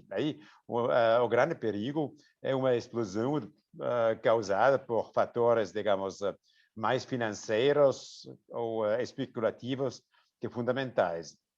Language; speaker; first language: Portuguese; non-native, fluent; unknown